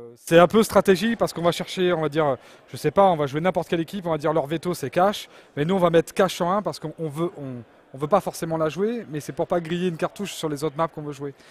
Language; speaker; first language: French; native; French